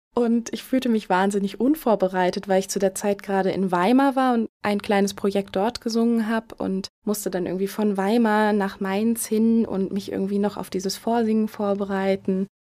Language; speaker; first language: German; native; German